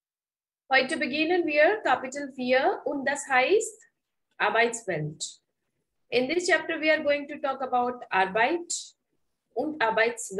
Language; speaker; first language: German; non-native, fluent; Hindi